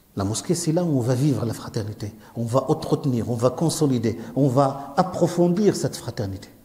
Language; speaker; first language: French; non-native, local second language; Arabic